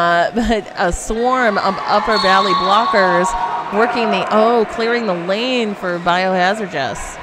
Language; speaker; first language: English; native; English